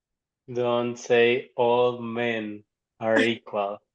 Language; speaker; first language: English; non-native, learner; Spanish